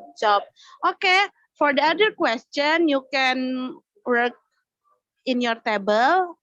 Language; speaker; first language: English; non-native, learner; Indonesian